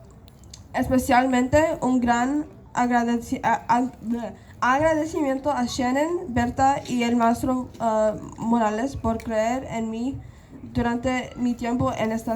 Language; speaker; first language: Spanish; non-native, local second language; English